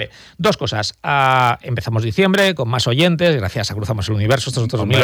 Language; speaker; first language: Spanish; native; Spanish